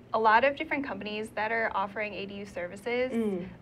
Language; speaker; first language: English; native; English